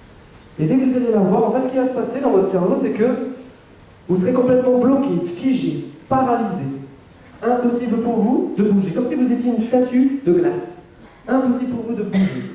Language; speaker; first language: French; native; French